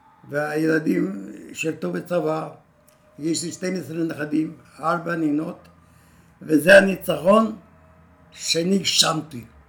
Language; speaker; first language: Hebrew; non-native, fluent; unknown